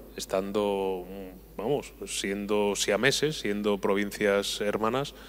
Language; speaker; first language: Spanish; native; Spanish